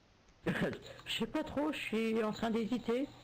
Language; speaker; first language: French; native; French